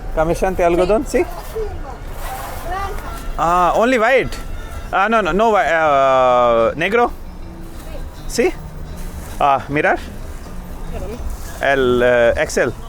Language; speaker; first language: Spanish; non-native, learner; Hindi